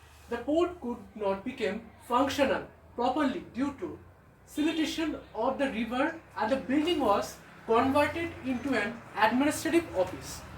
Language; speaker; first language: English; non-native, local second language; Bangla